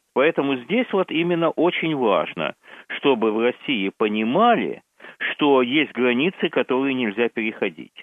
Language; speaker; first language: Russian; native; Russian